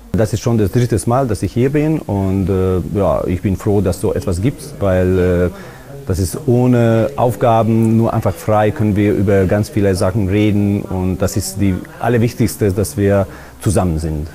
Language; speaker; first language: German; non-native, local second language; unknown